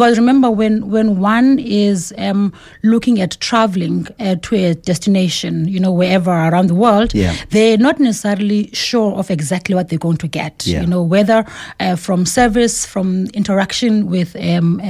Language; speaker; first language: English; non-native, local second language; Xhosa